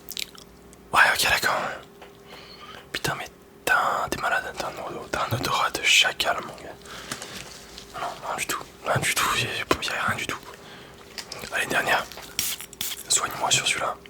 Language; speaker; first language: French; native; French